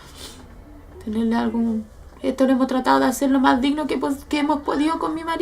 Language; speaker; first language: Spanish; native; Spanish